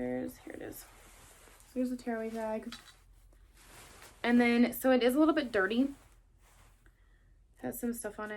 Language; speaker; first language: English; native; English